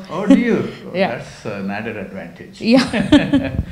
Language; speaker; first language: English; non-native, local second language; Kannada